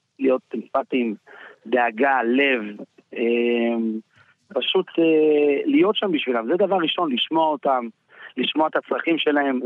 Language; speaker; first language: Hebrew; native; Hebrew